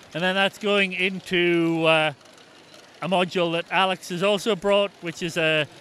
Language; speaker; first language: English; native; English